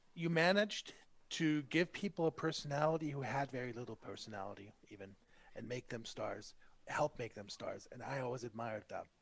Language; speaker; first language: English; non-native, fluent; German